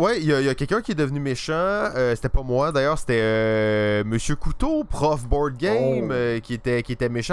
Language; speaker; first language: French; native; French